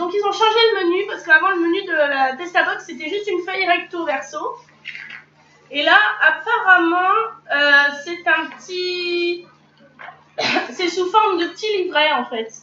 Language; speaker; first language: French; native; French